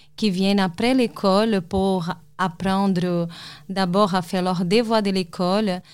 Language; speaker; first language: French; non-native, fluent; Portuguese